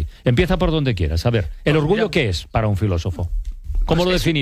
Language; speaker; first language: Spanish; native; Spanish